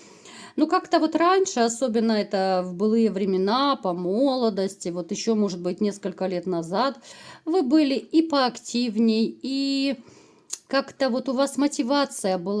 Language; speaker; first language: Russian; native; Russian